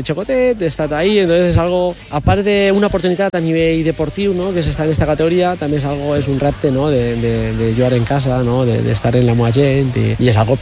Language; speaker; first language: Catalan; native; Catalan